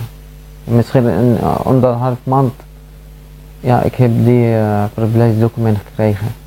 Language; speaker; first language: Dutch; non-native, learner; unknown